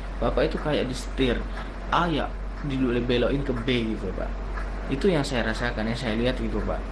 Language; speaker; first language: Indonesian; non-native, local second language; Madurese